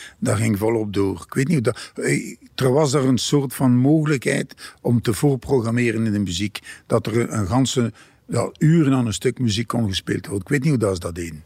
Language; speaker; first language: Dutch; native; Dutch